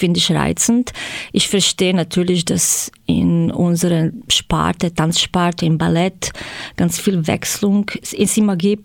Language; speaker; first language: German; non-native, fluent; Croatian